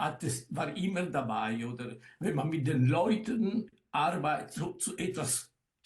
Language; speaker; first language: German; non-native, local second language; Italian